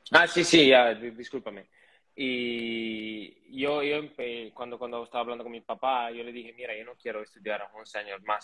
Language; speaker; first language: Spanish; non-native, fluent; Italian